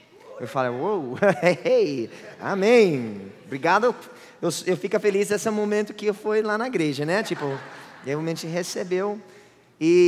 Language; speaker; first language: Portuguese; non-native, fluent; English